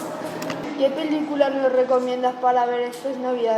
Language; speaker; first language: Spanish; native; Spanish